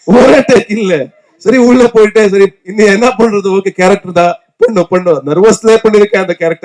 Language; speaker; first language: Tamil; non-native, learner; Kannada